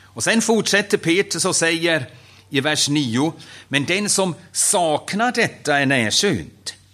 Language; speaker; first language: Swedish; non-native, fluent; German